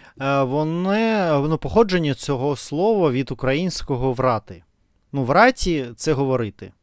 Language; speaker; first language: Ukrainian; non-native, fluent; Russian